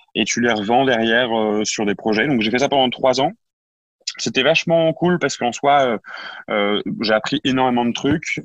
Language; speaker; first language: French; native; French